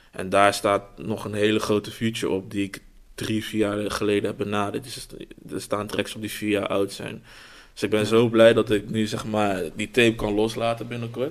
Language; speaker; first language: Dutch; native; Dutch